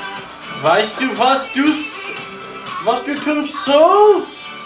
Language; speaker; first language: German; non-native, learner; English